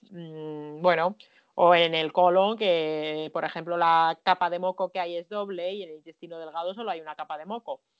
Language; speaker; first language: Spanish; non-native, fluent; Finnish